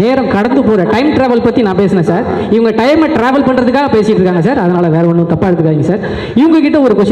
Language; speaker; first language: Tamil; native; Tamil